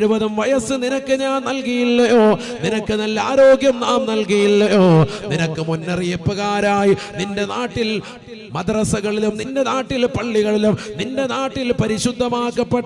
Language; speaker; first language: Malayalam; native; Malayalam